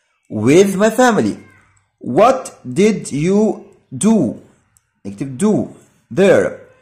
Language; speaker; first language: English; non-native, fluent; Arabic